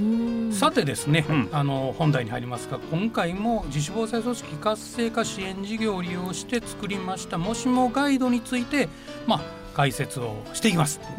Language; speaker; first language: Japanese; native; Japanese